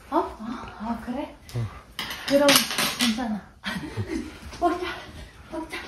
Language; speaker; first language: Korean; non-native, learner; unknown